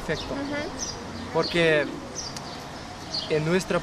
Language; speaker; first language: Spanish; non-native, learner; Kyrgyz